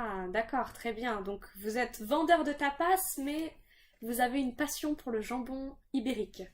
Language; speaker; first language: French; native; French